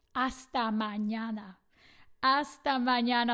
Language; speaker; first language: Spanish; non-native, fluent; Slovak